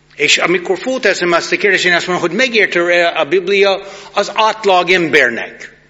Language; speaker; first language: Hungarian; non-native, fluent; English